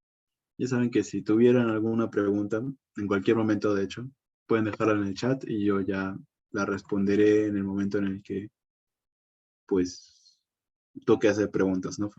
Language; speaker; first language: Spanish; native; Spanish